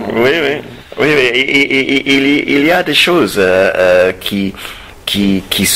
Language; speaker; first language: French; non-native, fluent; English